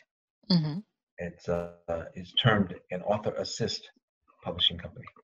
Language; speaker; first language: English; native; English